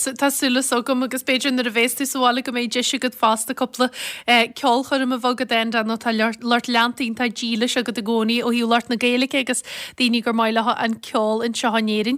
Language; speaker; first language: Irish; native; Irish